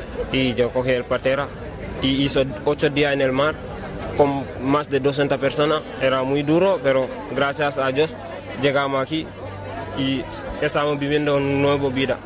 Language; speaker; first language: Spanish; non-native, learner; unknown